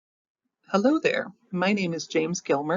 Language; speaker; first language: English; native; English